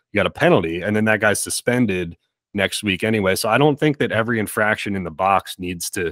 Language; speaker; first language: English; native; English